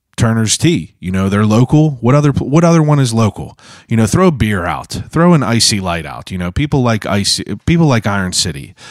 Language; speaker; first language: English; native; English